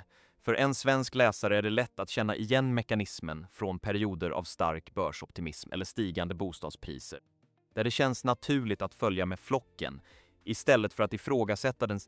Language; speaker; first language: Swedish; native; Swedish